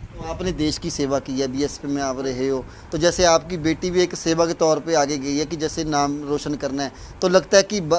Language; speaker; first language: Hindi; non-native, local second language; Punjabi